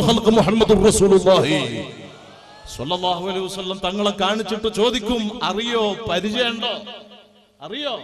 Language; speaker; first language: Malayalam; native; Malayalam